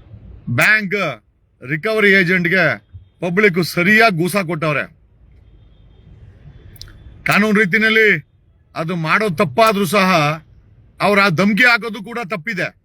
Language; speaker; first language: Kannada; native; Kannada